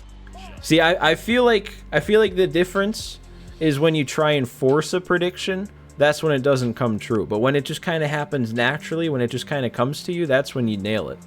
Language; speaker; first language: English; native; English